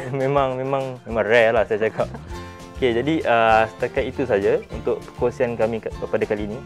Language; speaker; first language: Malay; native; Malay